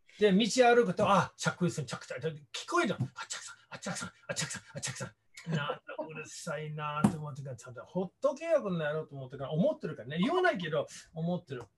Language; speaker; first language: Japanese; non-native, fluent; English